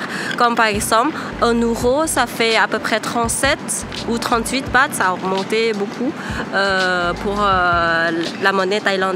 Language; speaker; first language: French; non-native, fluent; Thai